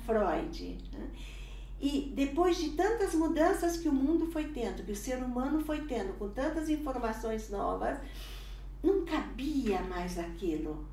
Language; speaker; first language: Portuguese; early bilingual, other home language; Italian